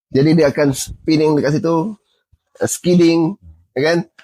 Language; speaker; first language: Malay; native; Malay